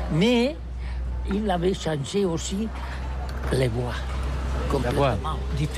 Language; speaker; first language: French; non-native, learner; Catalan